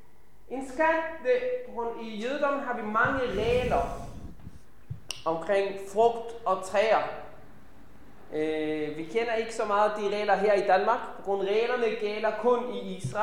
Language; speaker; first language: Danish; non-native, fluent; Hebrew